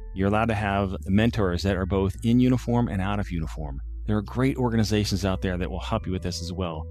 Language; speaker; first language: English; native; English